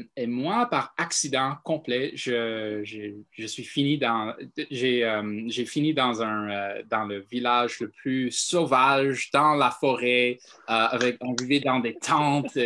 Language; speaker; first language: French; non-native, fluent; English